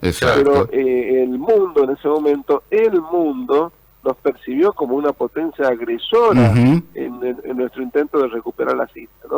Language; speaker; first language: Spanish; native; Spanish